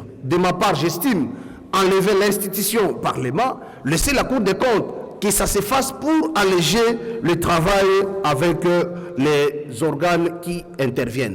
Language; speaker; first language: French; native; French